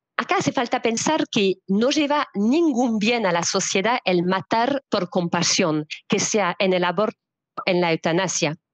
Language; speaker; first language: Spanish; non-native, fluent; French